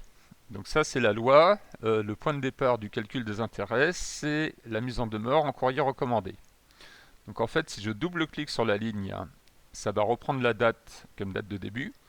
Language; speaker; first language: French; native; French